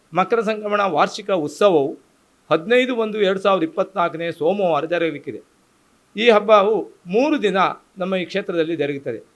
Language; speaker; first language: Kannada; native; Kannada